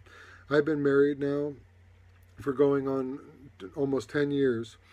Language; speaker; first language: English; native; English